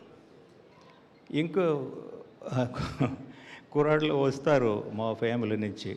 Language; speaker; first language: Telugu; non-native, learner; Tamil